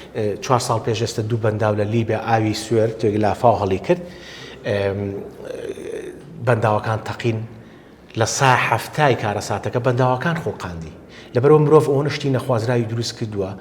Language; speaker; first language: Central Kurdish; native; Central Kurdish